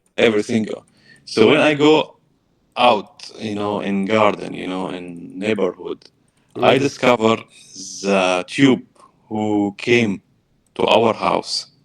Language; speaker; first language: English; non-native, learner; Arabic